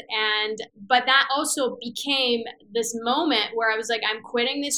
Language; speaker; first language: English; non-native, fluent; Persian